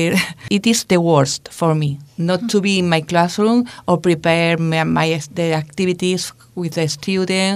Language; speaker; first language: English; non-native, learner; Spanish